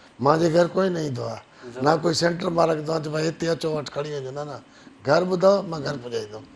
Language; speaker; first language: Sindhi; non-native, local second language; Brahui